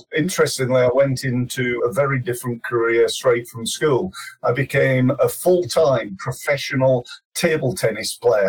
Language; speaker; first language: English; native; English